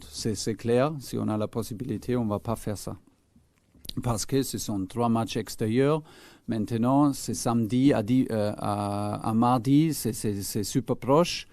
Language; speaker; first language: French; non-native, fluent; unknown